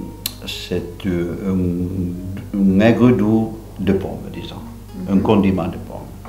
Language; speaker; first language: French; non-native, local second language; Italian